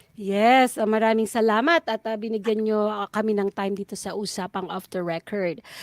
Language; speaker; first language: Filipino; non-native, local second language; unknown